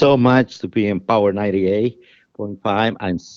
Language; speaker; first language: English; non-native, fluent; Spanish